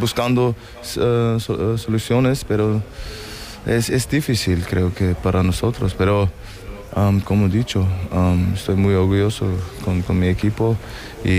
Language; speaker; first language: Spanish; non-native, fluent; German